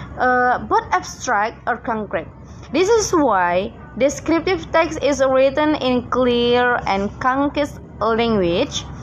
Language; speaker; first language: English; non-native, fluent; Indonesian